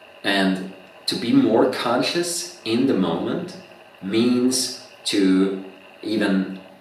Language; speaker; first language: English; non-native, fluent; German